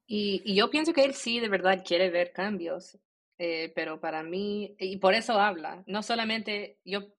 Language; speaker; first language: Spanish; early bilingual, heritage; Spanish